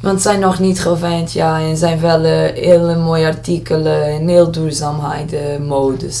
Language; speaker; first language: Dutch; non-native, learner; Portuguese